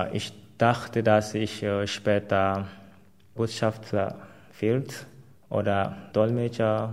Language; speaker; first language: German; non-native, fluent; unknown